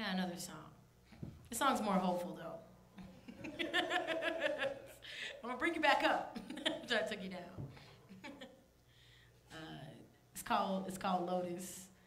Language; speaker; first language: English; native; English